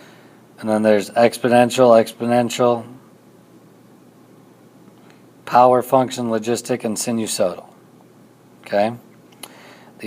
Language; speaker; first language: English; native; English